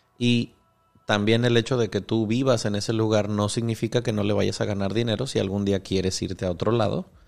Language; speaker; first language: Spanish; native; Spanish